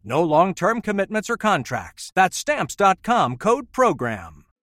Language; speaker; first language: English; native; English